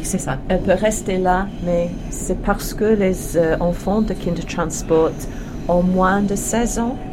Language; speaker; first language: French; non-native, learner; English